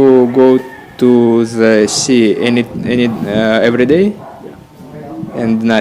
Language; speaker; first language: English; non-native, learner; Russian